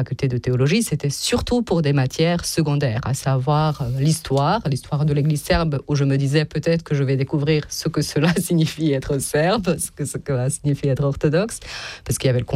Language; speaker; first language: French; non-native, fluent; Bosnian